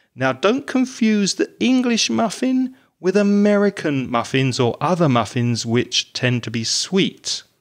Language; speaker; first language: English; native; English